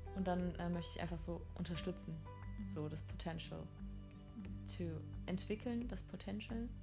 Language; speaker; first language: German; native; German